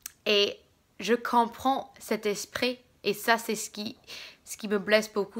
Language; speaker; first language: French; non-native, fluent; English